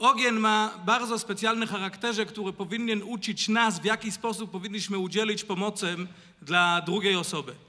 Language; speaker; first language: Polish; non-native, learner; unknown